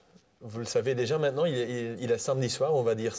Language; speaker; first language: French; non-native, local second language; Dutch